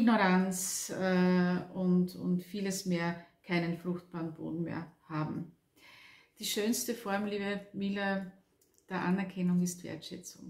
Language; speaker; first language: German; native; German